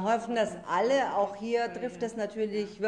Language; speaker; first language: German; native; German